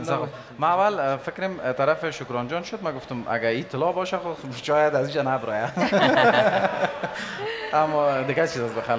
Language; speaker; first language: Persian; native; Persian